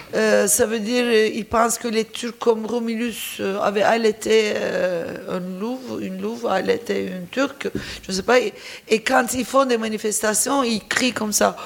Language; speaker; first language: French; non-native, fluent; Turkish